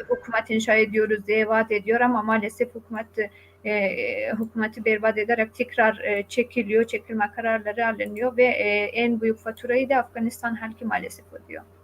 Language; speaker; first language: Turkish; non-native, fluent; Persian